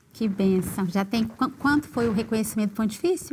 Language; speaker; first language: Portuguese; native; Portuguese